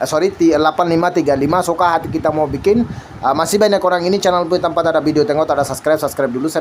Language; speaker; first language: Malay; non-native, learner; Bangla